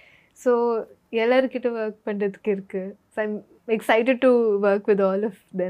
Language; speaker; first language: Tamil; non-native, learner; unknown